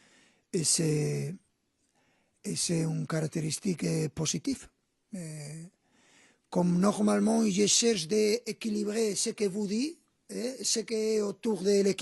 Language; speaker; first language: French; non-native, fluent; Spanish